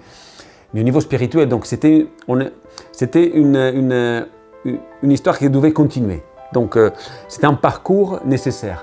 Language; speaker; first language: French; non-native, learner; Italian